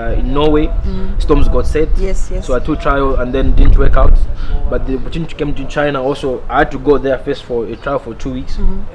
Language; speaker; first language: English; non-native, local second language; Bemba